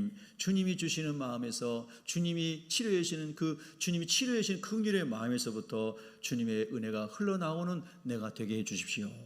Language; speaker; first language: Korean; native; Korean